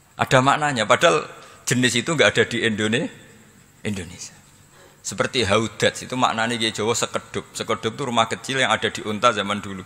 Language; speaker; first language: Indonesian; non-native, local second language; Javanese